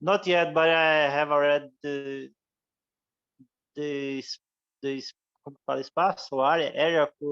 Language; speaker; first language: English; non-native, learner; Portuguese